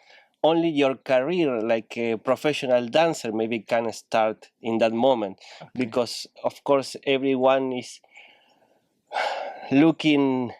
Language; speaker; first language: English; non-native, learner; Spanish